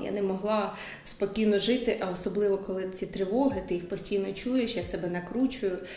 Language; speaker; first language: Ukrainian; native; Ukrainian